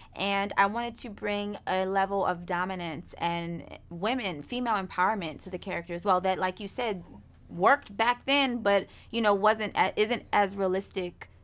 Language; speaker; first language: English; native; English